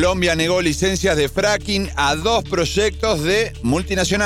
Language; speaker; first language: Spanish; native; Spanish